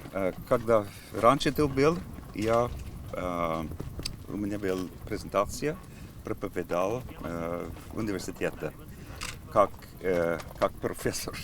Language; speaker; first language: Russian; non-native, learner; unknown